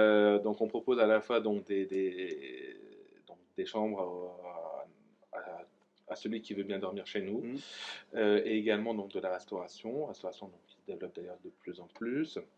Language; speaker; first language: French; native; French